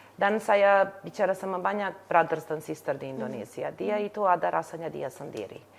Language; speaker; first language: Indonesian; non-native, learner; Serbian